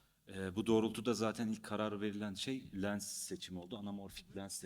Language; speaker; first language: Turkish; native; Turkish